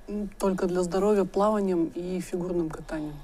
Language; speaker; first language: Russian; native; Russian